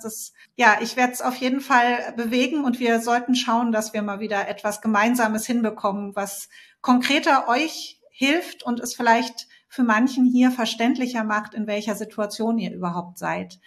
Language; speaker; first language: German; native; German